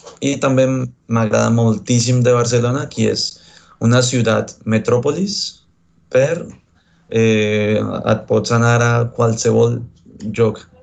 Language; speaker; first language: Catalan; non-native, fluent; Spanish